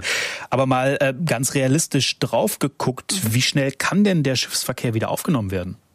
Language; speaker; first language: German; native; German